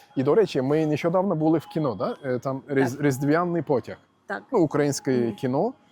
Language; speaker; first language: Ukrainian; non-native, fluent; Turkish